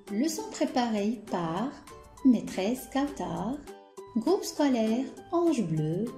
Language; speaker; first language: French; non-native, local second language; Arabic